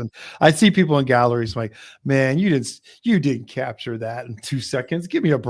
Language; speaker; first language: English; native; English